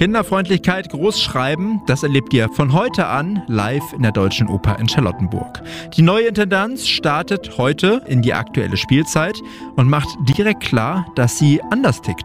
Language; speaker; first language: German; native; German